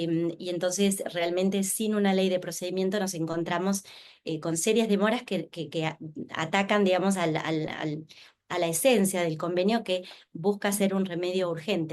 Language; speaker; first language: Spanish; native; Spanish